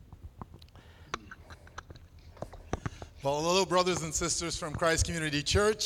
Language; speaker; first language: English; non-native, fluent; Sango